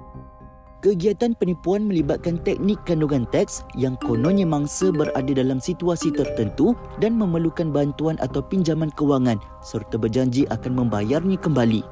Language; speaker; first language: Malay; native; Malay